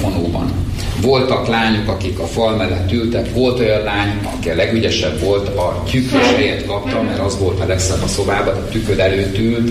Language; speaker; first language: Hungarian; native; Hungarian